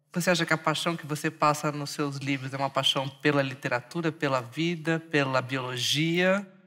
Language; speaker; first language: Portuguese; native; Portuguese